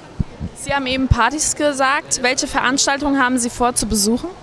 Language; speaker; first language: German; native; German